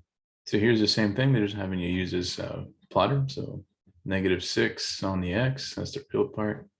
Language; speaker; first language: English; native; English